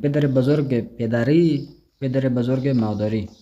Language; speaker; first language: Persian; non-native, fluent; Urdu